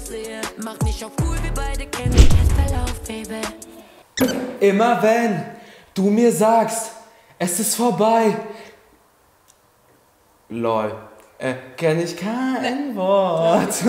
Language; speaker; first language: German; native; German